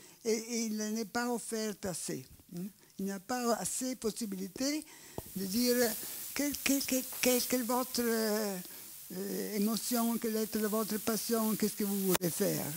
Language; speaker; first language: French; non-native, learner; Italian